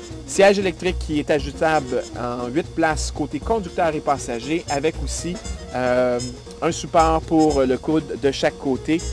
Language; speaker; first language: French; native; French